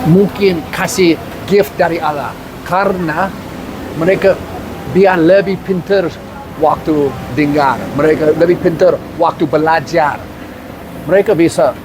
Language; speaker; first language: Indonesian; non-native, learner; English